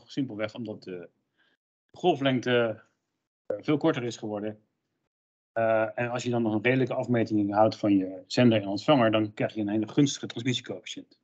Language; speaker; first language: Dutch; native; Dutch